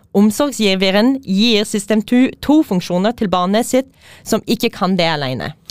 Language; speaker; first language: Norwegian; non-native, fluent; French